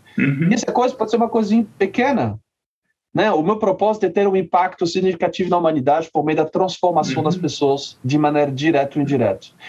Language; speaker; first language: Portuguese; non-native, fluent; French